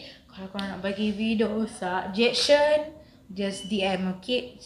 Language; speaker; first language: English; non-native, local second language; Malay